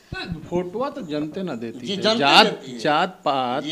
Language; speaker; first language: Hindi; native; Hindi